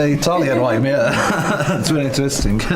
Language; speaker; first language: English; non-native, learner; Italian